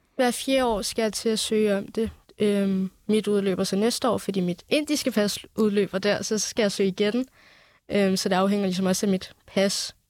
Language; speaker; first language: Danish; early bilingual, other home language; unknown